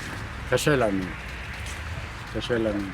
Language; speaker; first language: Hebrew; non-native, fluent; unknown